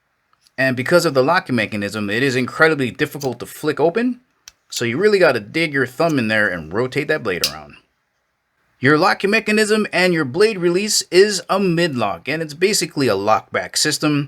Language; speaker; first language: English; native; English